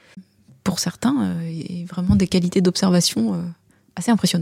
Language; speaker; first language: French; native; French